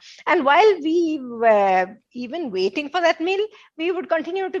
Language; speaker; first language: English; non-native, local second language; Telugu